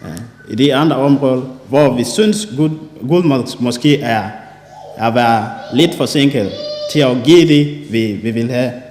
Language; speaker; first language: Danish; non-native, fluent; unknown